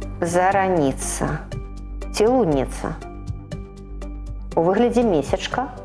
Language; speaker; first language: Belarusian; native; Belarusian